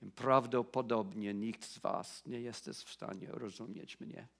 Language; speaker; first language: Polish; non-native, fluent; English